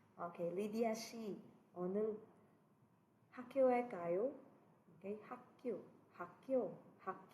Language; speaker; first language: Korean; non-native, fluent; Cebuano